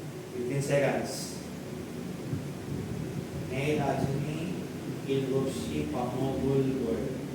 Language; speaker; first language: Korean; non-native, fluent; Filipino